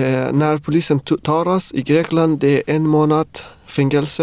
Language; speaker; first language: Swedish; non-native, fluent; Persian